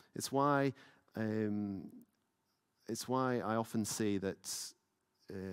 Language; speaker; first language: English; native; English